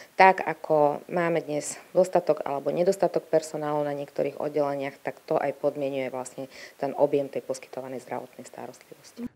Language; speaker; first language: Slovak; native; Slovak